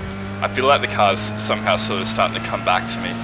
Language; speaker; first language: English; native; English